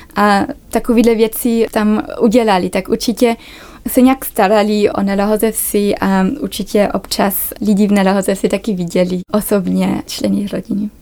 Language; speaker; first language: Czech; early bilingual, other home language; German